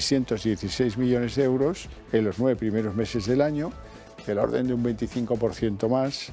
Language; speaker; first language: Spanish; native; Spanish